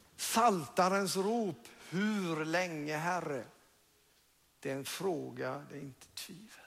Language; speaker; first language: Swedish; non-native, fluent; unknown